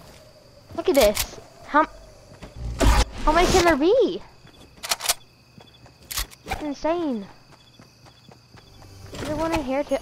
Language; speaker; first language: English; native; English